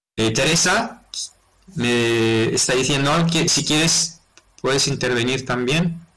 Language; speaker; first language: Spanish; non-native, fluent; Italian